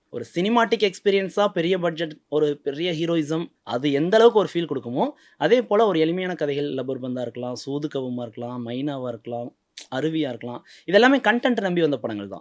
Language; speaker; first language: Tamil; native; Tamil